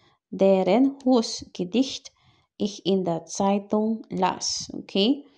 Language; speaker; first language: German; non-native, fluent; Filipino